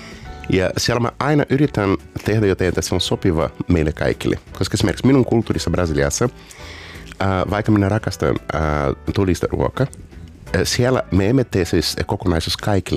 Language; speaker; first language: Finnish; non-native, fluent; Portuguese